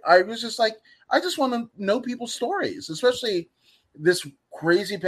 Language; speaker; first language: English; native; English